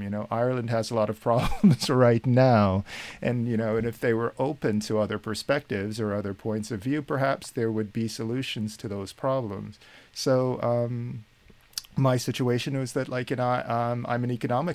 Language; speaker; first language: English; native; English